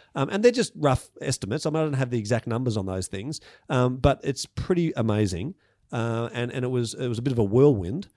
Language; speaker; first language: English; native; English